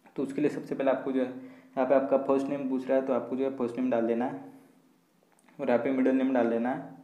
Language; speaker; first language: Hindi; non-native, local second language; Marathi